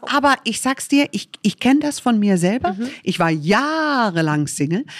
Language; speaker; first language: German; native; German